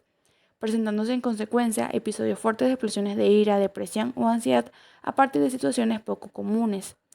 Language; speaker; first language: Spanish; native; Spanish